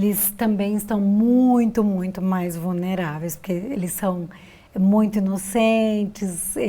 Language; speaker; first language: Portuguese; native; Portuguese